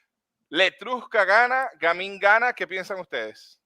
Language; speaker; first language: Spanish; native; Spanish